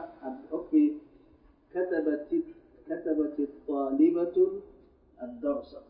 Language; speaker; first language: Arabic; non-native, learner; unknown